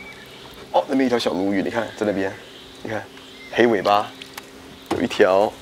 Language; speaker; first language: Chinese; native; Chinese